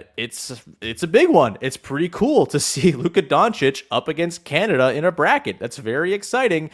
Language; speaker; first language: English; native; English